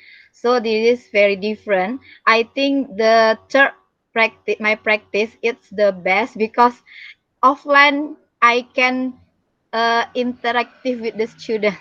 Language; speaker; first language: English; non-native, learner; Indonesian